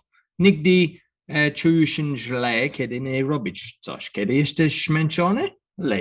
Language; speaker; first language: Polish; non-native, learner; English